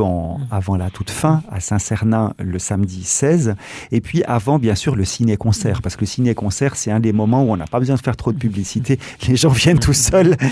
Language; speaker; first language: French; native; French